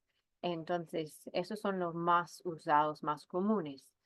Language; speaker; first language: Spanish; non-native, fluent; English